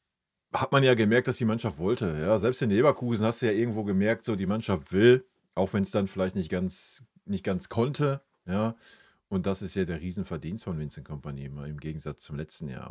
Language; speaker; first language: German; native; German